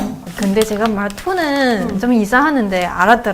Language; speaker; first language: Korean; non-native, learner; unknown